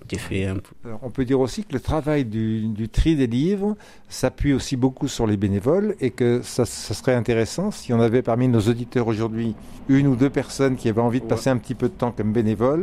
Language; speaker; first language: French; native; French